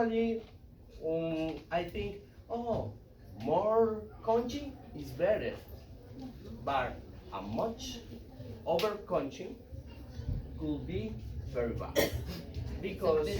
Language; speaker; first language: English; non-native, learner; Spanish